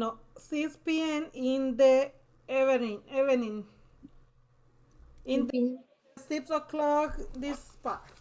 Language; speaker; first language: English; non-native, learner; Spanish